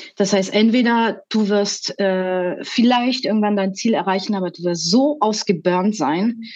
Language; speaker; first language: German; non-native, fluent; French